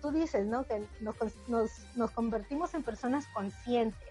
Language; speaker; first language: Spanish; native; Spanish